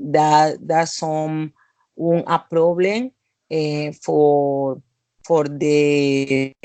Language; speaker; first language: English; non-native, learner; Spanish